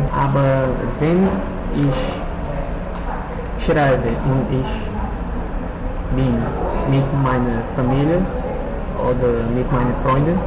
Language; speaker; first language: German; non-native, learner; Portuguese